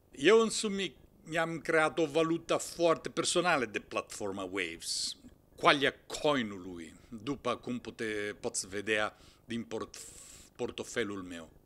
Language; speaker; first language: Romanian; non-native, fluent; Italian